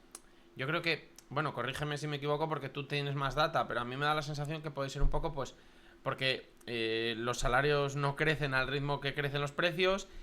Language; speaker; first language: Spanish; native; Spanish